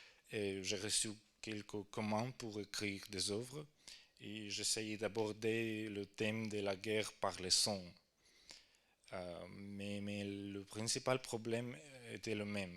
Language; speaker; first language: French; non-native, fluent; Ukrainian